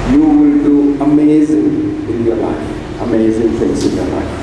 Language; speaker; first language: English; non-native, local second language; Telugu